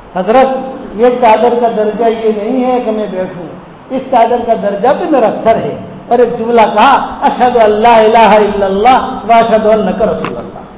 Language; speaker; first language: Urdu; non-native, local second language; Gujarati